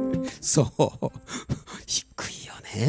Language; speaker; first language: Japanese; native; Japanese